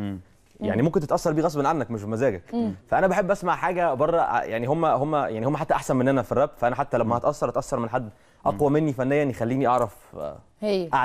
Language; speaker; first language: Arabic; native; Arabic